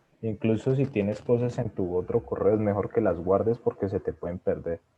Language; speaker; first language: Spanish; native; Spanish